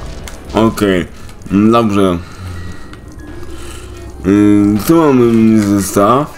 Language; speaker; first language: Polish; native; Polish